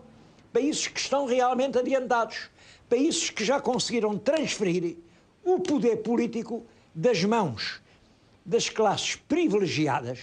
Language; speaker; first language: Portuguese; native; Portuguese